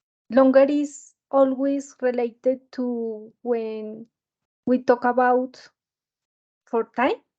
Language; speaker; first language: English; non-native, learner; Spanish